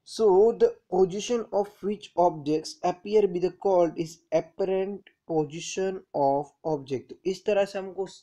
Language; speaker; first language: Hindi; non-native, local second language; Gujarati